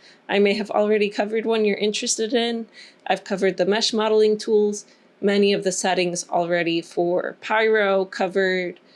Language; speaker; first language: English; native; English